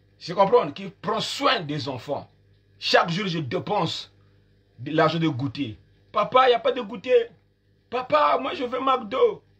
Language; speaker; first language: French; non-native, local second language; Lingala